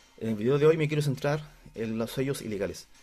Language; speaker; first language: Spanish; native; Spanish